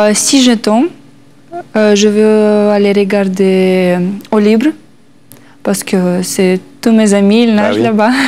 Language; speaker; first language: French; non-native, learner; Russian